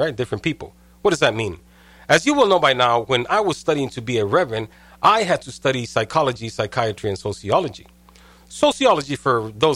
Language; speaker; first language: Spanish; early bilingual, heritage; Spanish